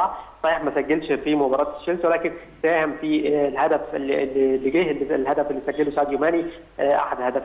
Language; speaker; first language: Arabic; native; Arabic